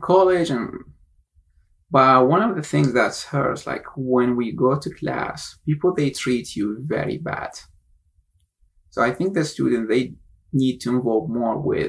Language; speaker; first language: English; non-native, fluent; Arabic